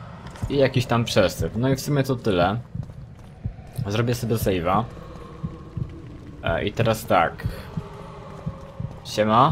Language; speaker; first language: Polish; native; Polish